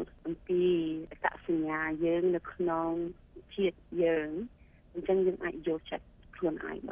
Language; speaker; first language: Khmer; early bilingual, heritage; Khmer